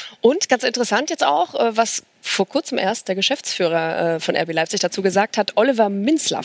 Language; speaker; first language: German; native; German